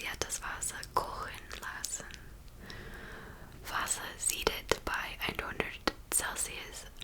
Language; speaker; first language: German; non-native, learner; English